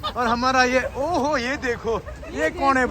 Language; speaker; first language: Hindi; non-native, local second language; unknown